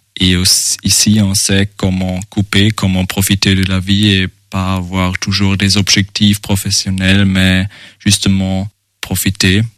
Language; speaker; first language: French; non-native, fluent; German